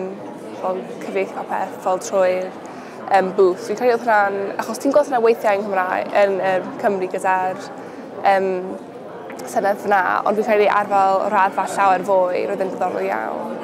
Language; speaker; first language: Welsh; non-native, local second language; English